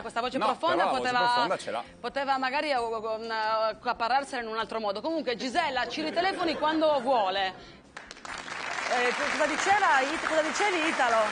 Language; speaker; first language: Italian; native; Italian